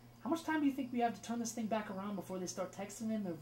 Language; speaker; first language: English; native; English